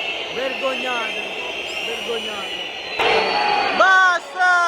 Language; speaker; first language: Italian; native; Italian